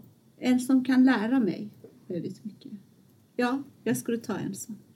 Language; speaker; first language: Swedish; non-native, fluent; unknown